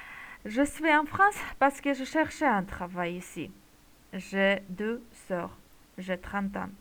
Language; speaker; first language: French; non-native, learner; Armenian